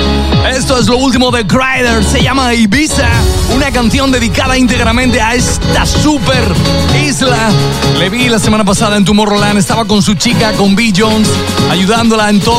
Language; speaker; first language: Spanish; native; Spanish